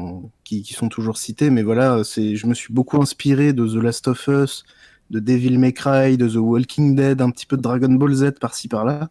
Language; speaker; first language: French; native; French